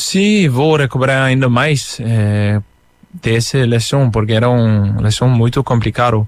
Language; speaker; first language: Portuguese; non-native, fluent; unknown